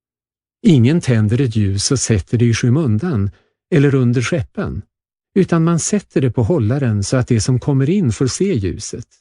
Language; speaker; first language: Swedish; native; Swedish